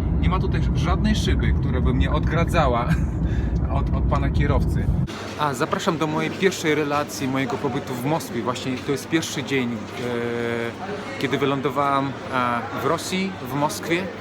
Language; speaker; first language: Polish; non-native, fluent; Russian